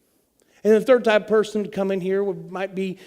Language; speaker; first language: English; native; English